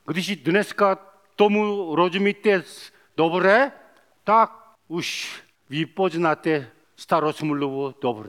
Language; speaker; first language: Czech; non-native, learner; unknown